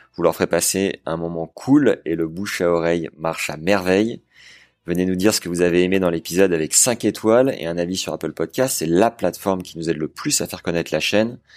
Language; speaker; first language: French; native; French